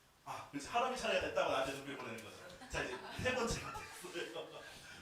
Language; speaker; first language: Korean; native; Korean